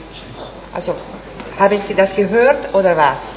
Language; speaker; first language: German; non-native, fluent; Italian